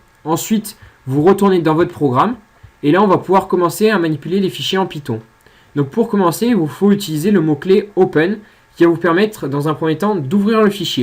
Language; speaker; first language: French; native; French